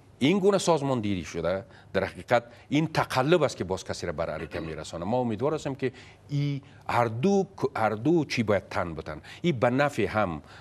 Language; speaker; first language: Persian; native; Persian